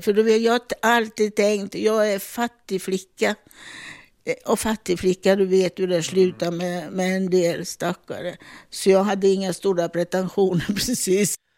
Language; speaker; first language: Swedish; non-native, fluent; Italian